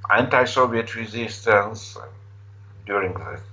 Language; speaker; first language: English; non-native, fluent; Romanian